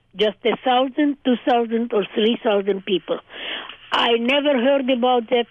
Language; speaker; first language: English; early bilingual, other home language; Hungarian